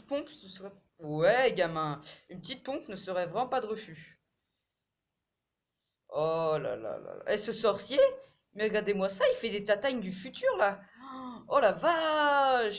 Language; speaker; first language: French; native; French